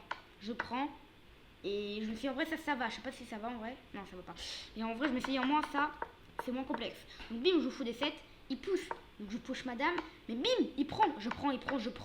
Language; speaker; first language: French; native; French